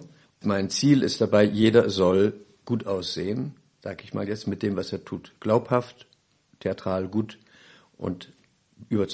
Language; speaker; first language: German; native; German